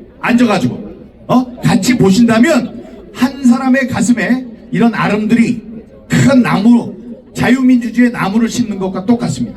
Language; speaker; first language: Korean; native; Korean